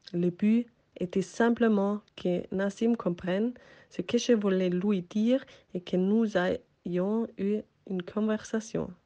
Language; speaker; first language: French; non-native, learner; German